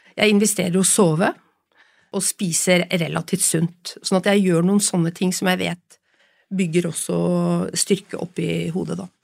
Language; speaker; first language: Norwegian; native; Norwegian